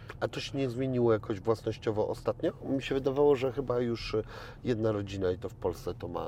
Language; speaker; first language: Polish; native; Polish